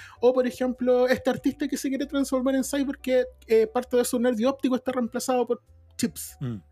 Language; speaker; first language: Spanish; native; Spanish